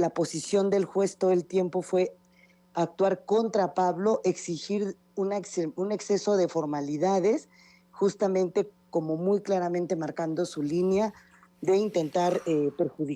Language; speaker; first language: Spanish; native; Spanish